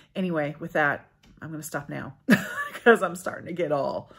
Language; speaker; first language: English; native; English